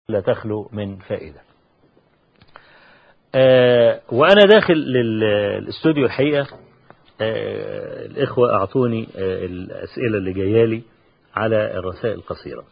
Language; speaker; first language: Arabic; native; Arabic